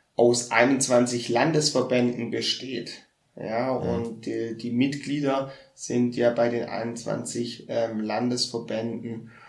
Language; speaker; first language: German; native; German